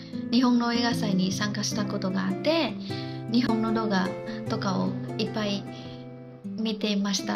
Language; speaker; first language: Japanese; non-native, fluent; Khmer